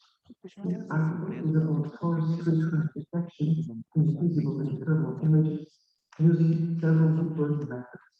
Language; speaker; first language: English; non-native, fluent; Portuguese